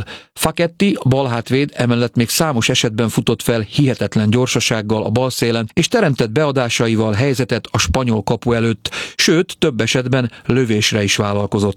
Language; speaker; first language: Hungarian; native; Hungarian